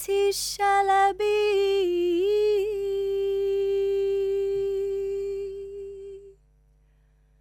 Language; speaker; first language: English; native; English